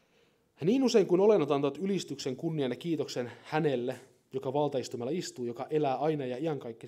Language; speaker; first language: Finnish; native; Finnish